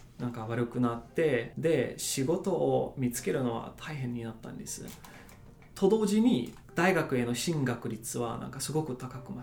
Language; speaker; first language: Japanese; non-native, fluent; German